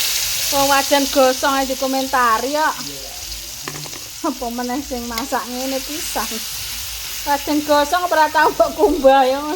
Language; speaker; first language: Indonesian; non-native, local second language; Javanese